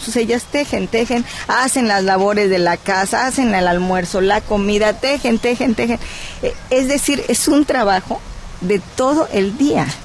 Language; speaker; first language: Spanish; native; Spanish